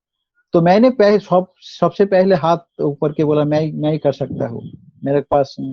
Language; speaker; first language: Hindi; non-native, local second language; Bangla